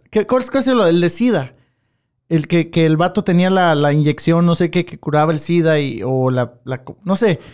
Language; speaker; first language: Spanish; early bilingual, heritage; Spanish